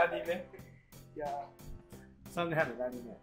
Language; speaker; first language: Japanese; native; Japanese